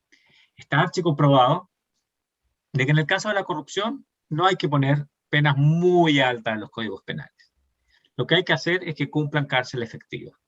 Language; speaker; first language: Spanish; native; Spanish